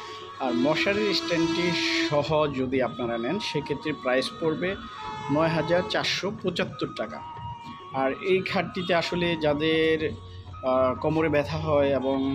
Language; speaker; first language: Bangla; native; Bangla